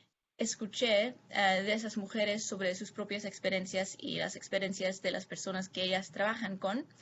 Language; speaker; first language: Spanish; non-native, fluent; English